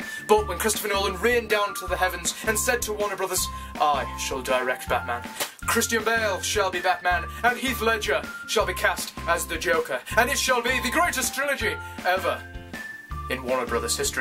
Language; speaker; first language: English; native; English